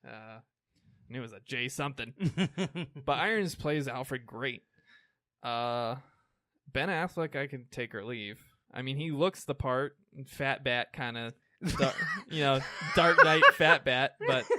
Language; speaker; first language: English; native; English